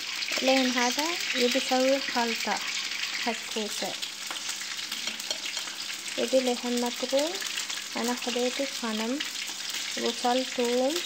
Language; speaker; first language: Arabic; non-native, local second language; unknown